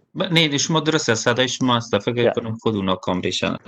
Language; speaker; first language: Persian; native; Persian